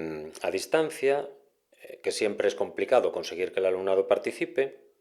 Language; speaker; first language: Spanish; native; Spanish